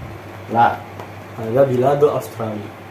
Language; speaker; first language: Arabic; non-native, fluent; Indonesian